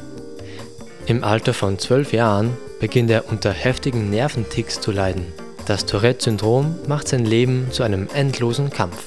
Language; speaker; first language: German; native; German